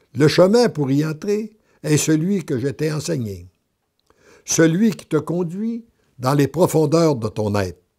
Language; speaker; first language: French; native; French